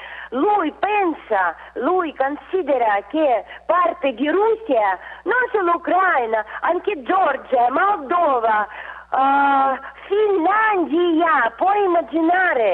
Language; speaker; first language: Italian; non-native, fluent; Russian